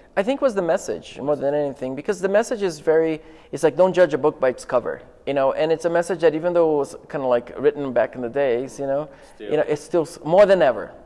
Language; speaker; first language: English; non-native, fluent; Portuguese